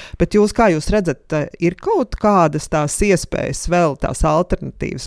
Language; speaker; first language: Latvian; native; Latvian